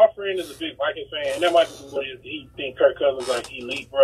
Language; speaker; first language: English; native; English